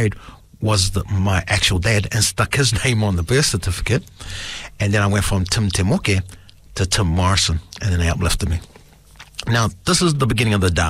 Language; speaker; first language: English; native; English